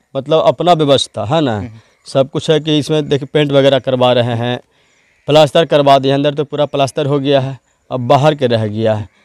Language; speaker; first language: Hindi; native; Hindi